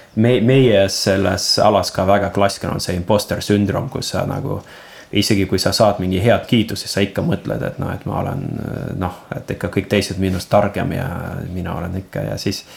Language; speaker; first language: Estonian; non-native, local second language; Russian